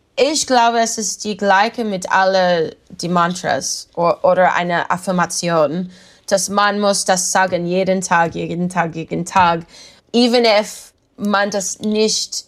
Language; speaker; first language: German; non-native, learner; English